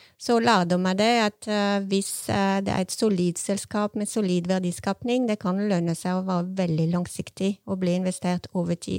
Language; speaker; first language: Norwegian; non-native, fluent; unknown